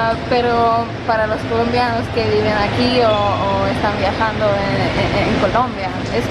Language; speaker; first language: Spanish; non-native, fluent; Hungarian